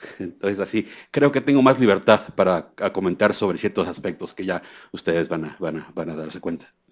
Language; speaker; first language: Spanish; native; Spanish